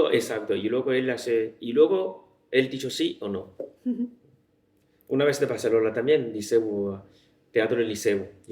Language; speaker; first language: Spanish; non-native, learner; Chinese